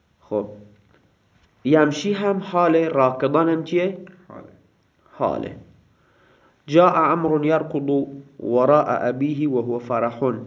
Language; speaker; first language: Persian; non-native, local second language; Baluchi